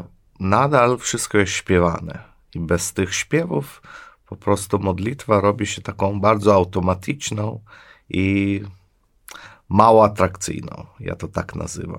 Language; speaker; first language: Polish; non-native, fluent; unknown